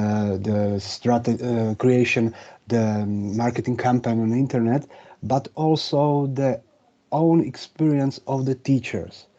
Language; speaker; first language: English; non-native, fluent; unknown